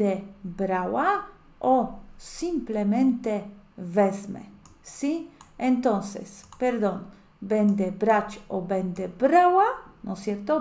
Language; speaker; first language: Spanish; non-native, fluent; Polish